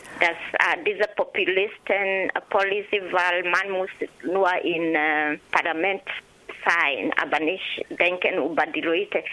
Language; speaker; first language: German; non-native, learner; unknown